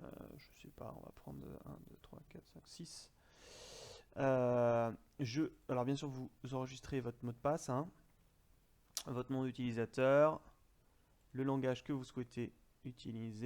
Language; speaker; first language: French; native; French